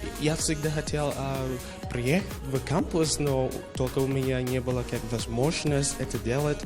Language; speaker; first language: Russian; non-native, fluent; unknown